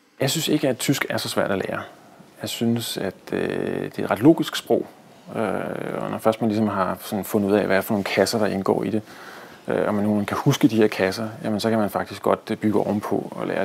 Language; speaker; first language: Danish; native; Danish